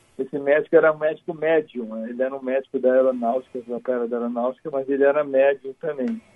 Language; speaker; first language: Portuguese; native; Portuguese